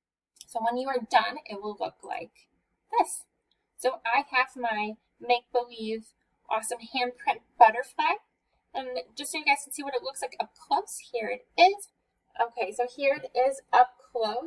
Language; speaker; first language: English; native; English